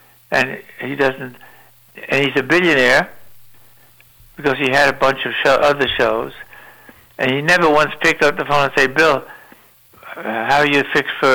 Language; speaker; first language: English; native; English